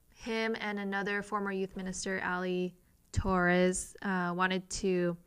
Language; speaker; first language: English; native; English